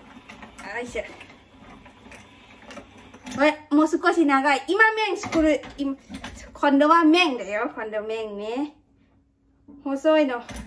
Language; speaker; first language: Japanese; non-native, fluent; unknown